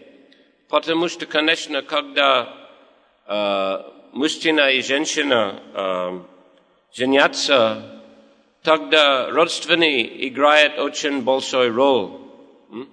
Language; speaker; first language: Russian; non-native, learner; English